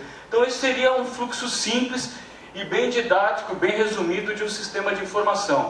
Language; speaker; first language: Portuguese; native; Portuguese